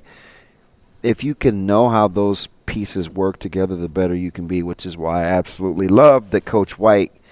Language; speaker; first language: English; native; English